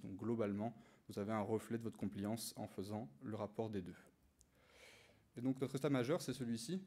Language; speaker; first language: French; native; French